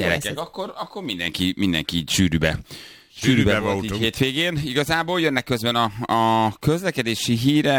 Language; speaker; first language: Hungarian; native; Hungarian